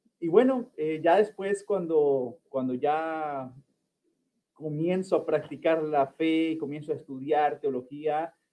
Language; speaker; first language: Spanish; early bilingual, heritage; Spanish